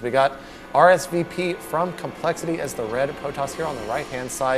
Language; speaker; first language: English; native; English